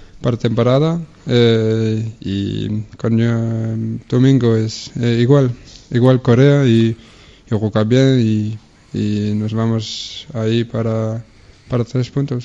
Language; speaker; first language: Spanish; non-native, learner; Danish